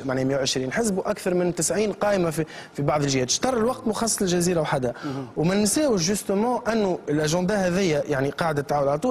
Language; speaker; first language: Arabic; native; Arabic